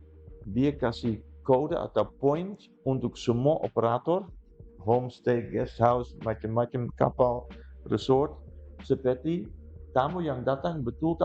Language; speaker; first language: Indonesian; non-native, fluent; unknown